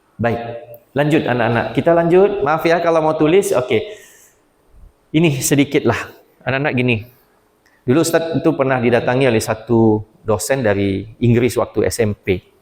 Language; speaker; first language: Malay; native; Malay